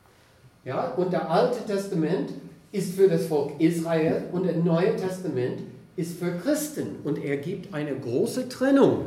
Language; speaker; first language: German; non-native, fluent; English